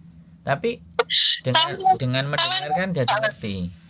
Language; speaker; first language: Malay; non-native, local second language; Javanese